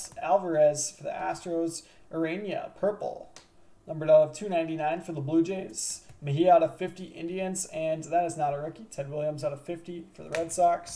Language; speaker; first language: English; native; English